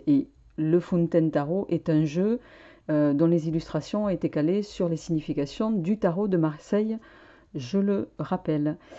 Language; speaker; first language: French; native; French